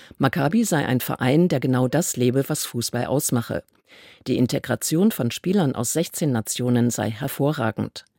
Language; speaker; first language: German; native; German